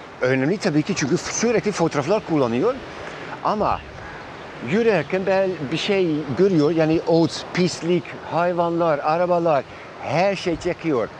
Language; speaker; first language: Turkish; non-native, fluent; Dutch